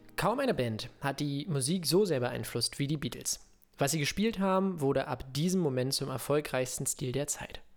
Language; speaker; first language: German; native; German